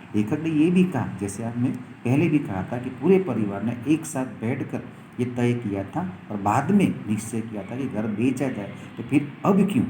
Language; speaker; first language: Hindi; non-native, local second language; Gujarati